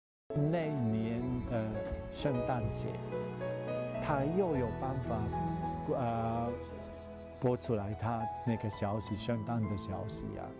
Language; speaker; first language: Chinese; non-native, fluent; German